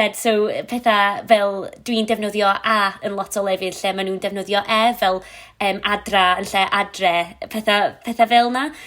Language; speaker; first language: Welsh; non-native, local second language; English